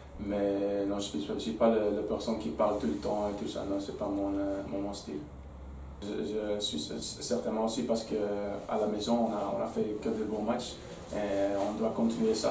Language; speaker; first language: French; non-native, fluent; Dutch